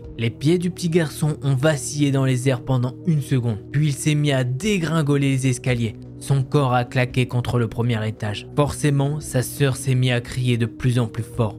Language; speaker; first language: French; native; French